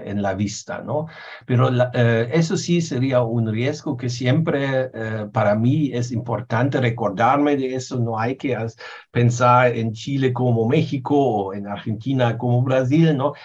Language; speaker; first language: Spanish; non-native, fluent; German